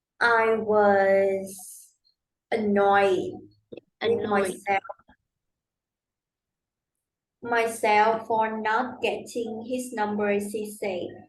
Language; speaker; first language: English; non-native, learner; Vietnamese